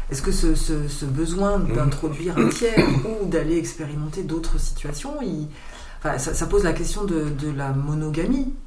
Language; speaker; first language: French; native; French